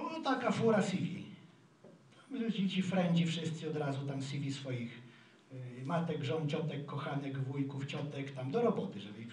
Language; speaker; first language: Polish; native; Polish